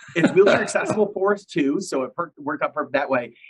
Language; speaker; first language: English; native; English